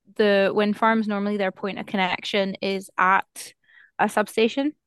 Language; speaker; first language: English; native; English